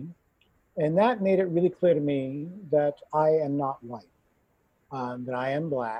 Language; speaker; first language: English; native; English